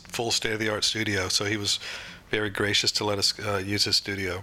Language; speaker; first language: English; native; English